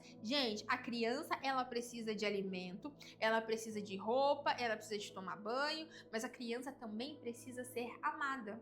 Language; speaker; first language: Portuguese; native; Portuguese